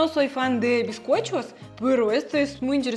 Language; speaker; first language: Spanish; non-native, fluent; Russian